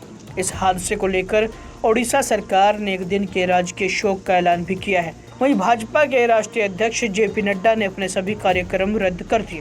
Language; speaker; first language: Hindi; native; Hindi